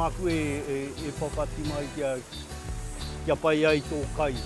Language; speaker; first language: Māori; native; Māori